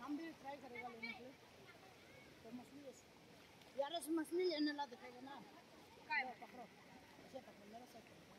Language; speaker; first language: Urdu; non-native, local second language; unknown